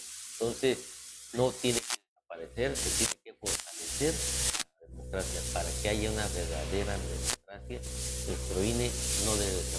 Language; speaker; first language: Spanish; native; Spanish